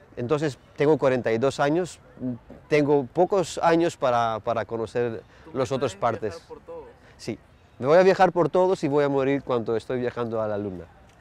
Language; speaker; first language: Spanish; non-native, fluent; Greek